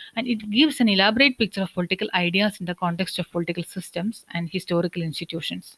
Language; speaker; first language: English; non-native, local second language; Malayalam